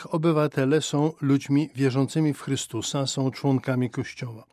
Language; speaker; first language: Polish; native; Polish